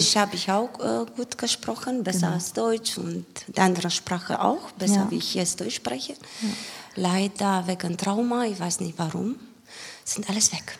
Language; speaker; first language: German; non-native, learner; Romanian